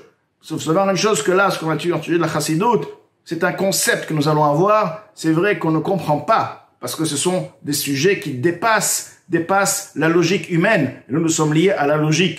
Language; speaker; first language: French; native; French